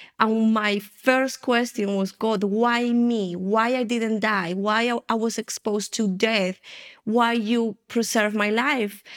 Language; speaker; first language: English; non-native, fluent; Spanish